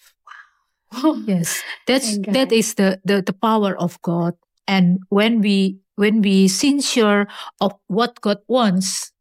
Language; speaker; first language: English; non-native, learner; Indonesian